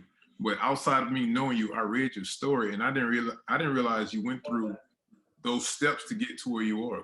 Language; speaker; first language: English; native; English